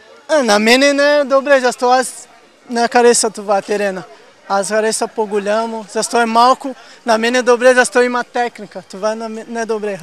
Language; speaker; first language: Bulgarian; non-native, learner; Portuguese